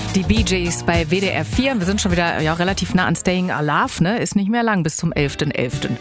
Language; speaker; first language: German; native; German